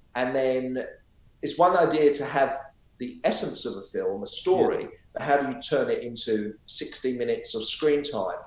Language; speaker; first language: English; native; English